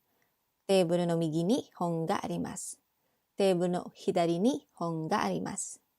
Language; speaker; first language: Japanese; non-native, learner; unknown